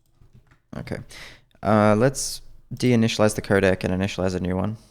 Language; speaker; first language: English; native; English